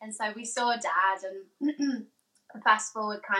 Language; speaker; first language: English; native; English